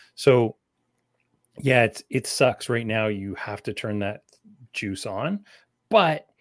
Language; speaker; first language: English; native; English